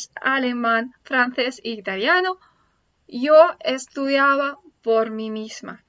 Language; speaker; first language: Spanish; non-native, fluent; Russian